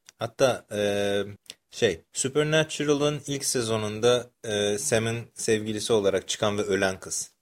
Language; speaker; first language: Turkish; early bilingual, other home language; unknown